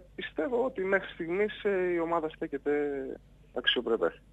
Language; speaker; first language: Greek; native; Greek